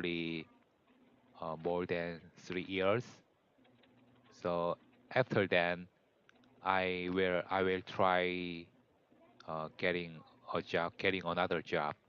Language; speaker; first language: English; non-native, learner; Korean